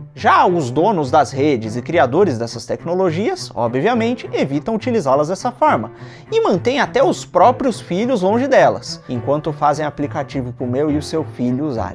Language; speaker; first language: Portuguese; native; Portuguese